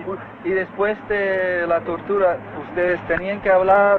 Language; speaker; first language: Spanish; non-native, fluent; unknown